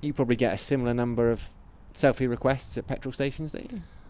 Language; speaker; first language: English; native; English